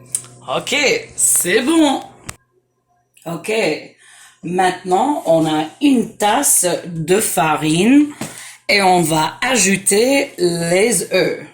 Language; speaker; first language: French; non-native, fluent; English